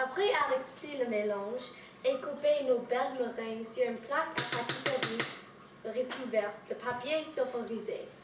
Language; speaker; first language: French; non-native, learner; English